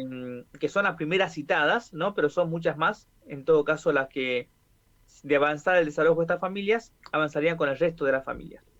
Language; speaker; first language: Spanish; native; Spanish